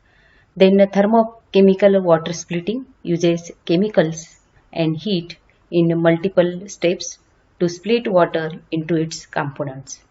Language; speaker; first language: English; non-native, local second language; Marathi